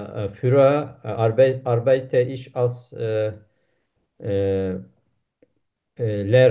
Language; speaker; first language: German; non-native, learner; Turkish